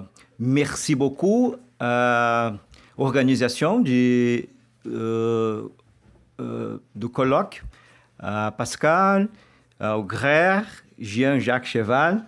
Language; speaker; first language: French; non-native, learner; Portuguese